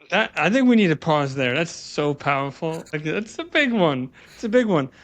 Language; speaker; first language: English; native; English